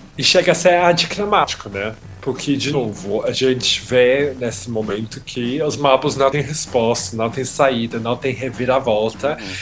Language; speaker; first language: Portuguese; non-native, fluent; English